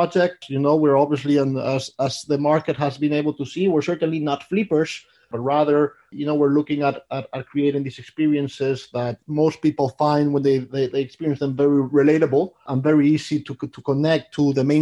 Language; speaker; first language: English; native; English